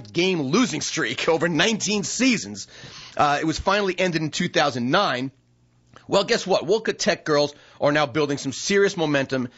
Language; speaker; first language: English; native; English